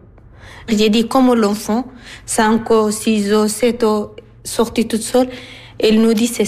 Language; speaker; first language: French; non-native, learner; Arabic